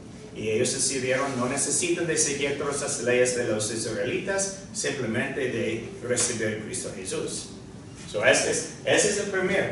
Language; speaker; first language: Spanish; non-native, fluent; English